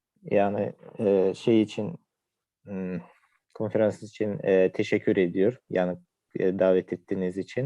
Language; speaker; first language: Turkish; non-native, fluent; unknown